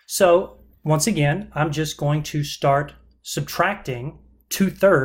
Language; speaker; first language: English; native; English